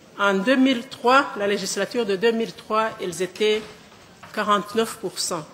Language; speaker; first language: French; non-native, local second language; Kinyarwanda